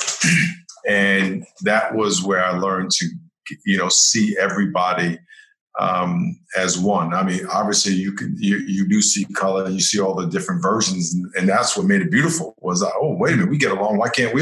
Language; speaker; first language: English; native; English